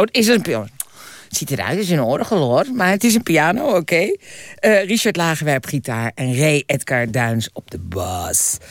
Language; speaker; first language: Dutch; native; Dutch